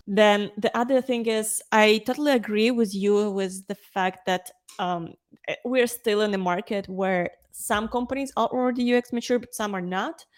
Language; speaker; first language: English; non-native, fluent; Ukrainian